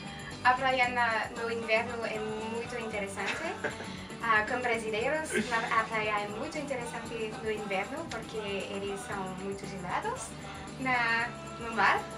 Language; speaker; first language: Portuguese; non-native, learner; French